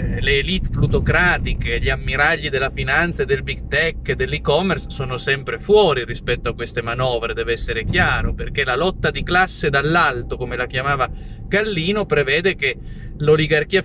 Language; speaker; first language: Italian; native; Italian